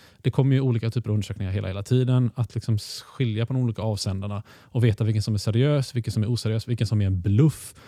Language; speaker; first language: Swedish; native; Swedish